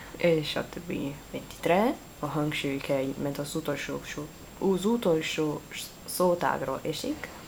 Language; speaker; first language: Hungarian; non-native, learner; Italian